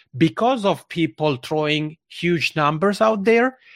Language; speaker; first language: English; non-native, fluent; Italian